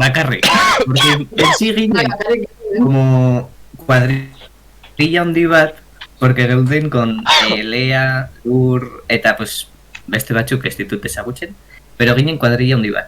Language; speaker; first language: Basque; non-native, local second language; Spanish